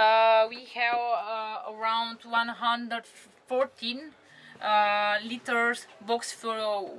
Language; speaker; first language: English; non-native, learner; Slovenian